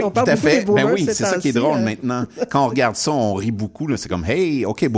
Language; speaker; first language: French; native; French